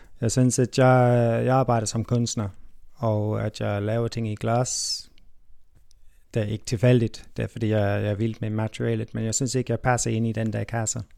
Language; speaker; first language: Danish; non-native, fluent; English